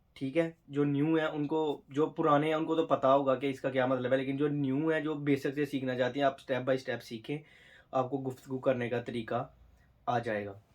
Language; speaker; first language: Urdu; native; Urdu